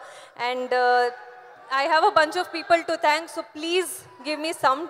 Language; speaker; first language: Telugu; non-native, learner; Kannada